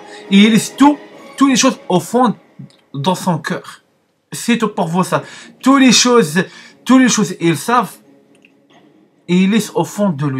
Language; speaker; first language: French; non-native, learner; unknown